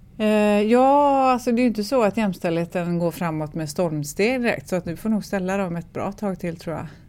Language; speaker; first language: Swedish; native; Swedish